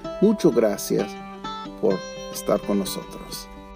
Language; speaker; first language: Spanish; non-native, learner; English